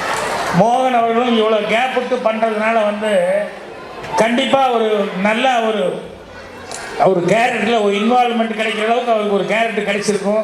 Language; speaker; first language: Tamil; native; Tamil